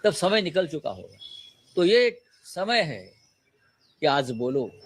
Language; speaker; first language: Hindi; non-native, local second language; Marathi